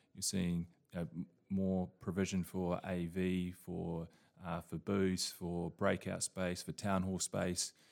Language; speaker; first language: English; native; English